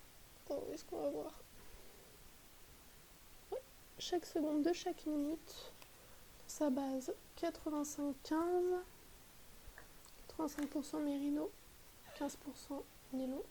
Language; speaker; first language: French; native; French